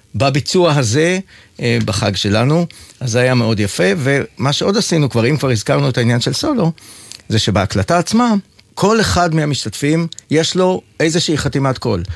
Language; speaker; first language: Hebrew; native; Hebrew